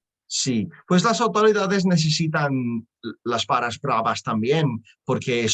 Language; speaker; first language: Spanish; non-native, learner; English